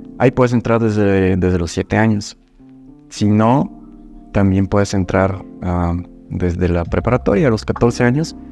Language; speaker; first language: Spanish; non-native, fluent; Bulgarian